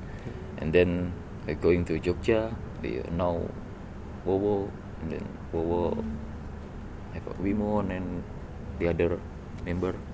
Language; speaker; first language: English; non-native, learner; Indonesian